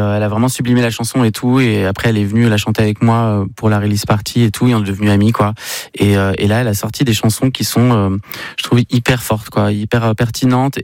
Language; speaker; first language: French; native; French